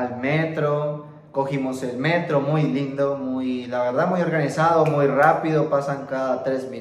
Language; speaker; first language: Spanish; native; Spanish